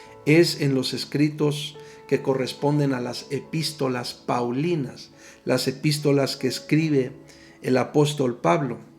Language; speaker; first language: Spanish; native; Spanish